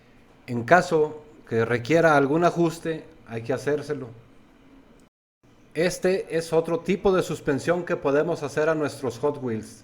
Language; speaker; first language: Spanish; native; Spanish